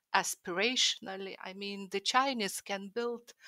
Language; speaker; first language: English; non-native, fluent; Lithuanian